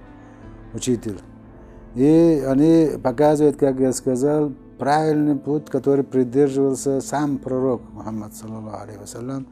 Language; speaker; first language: Russian; non-native, local second language; Uzbek